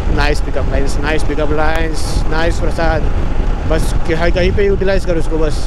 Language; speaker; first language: Hindi; non-native, local second language; Marathi